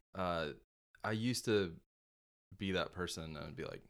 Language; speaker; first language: English; native; English